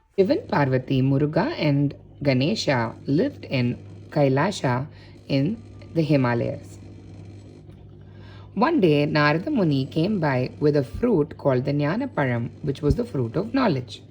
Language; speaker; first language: English; non-native, local second language; Tamil